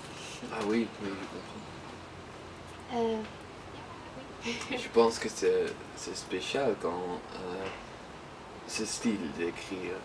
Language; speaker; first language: French; non-native, learner; Dutch